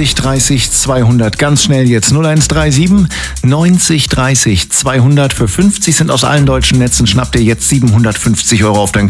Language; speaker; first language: German; native; German